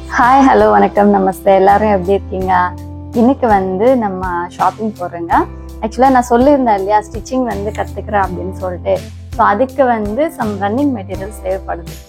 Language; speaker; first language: Tamil; non-native, local second language; Telugu